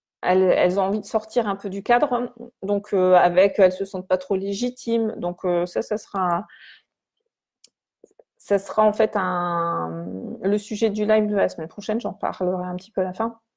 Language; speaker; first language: French; native; French